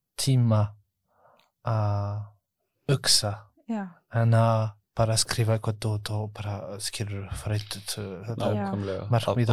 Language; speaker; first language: Icelandic; non-native, learner; French